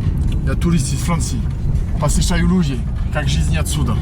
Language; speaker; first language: Russian; non-native, learner; French